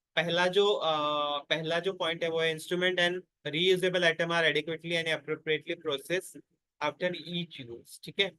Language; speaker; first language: Hindi; non-native, local second language; Marathi